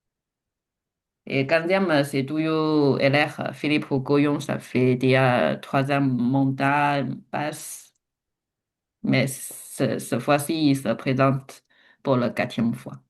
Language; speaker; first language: French; non-native, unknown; Chinese